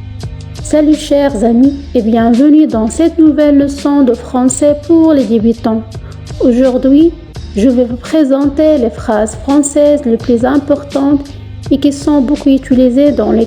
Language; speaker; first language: French; non-native, fluent; Arabic